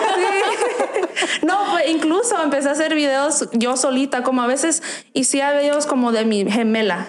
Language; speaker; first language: Spanish; early bilingual, heritage; Spanish